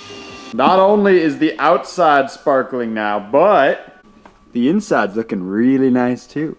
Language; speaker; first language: English; native; English